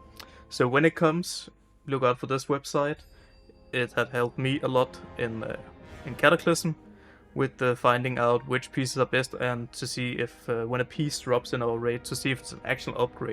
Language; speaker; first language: English; non-native, fluent; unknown